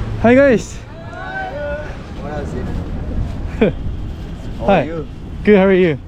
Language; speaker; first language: English; non-native, learner; Korean